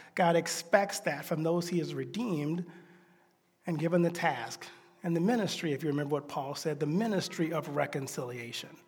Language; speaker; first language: English; native; English